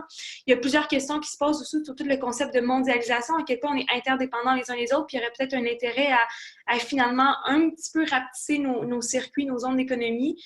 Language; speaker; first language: French; native; French